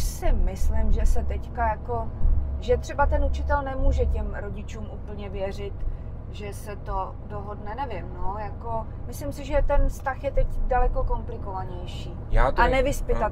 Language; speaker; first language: Czech; native; Czech